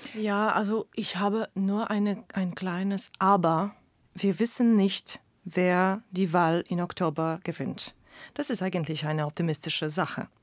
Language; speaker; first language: German; non-native, fluent; Polish